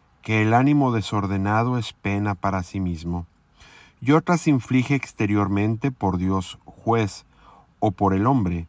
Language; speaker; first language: Spanish; native; Spanish